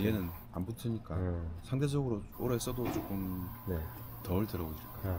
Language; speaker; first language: Korean; native; Korean